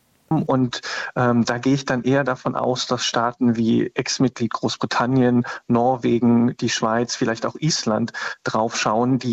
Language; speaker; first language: German; native; German